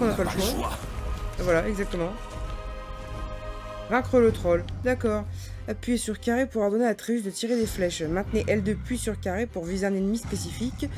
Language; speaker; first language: French; native; French